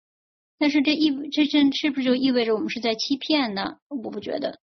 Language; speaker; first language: Chinese; native; Chinese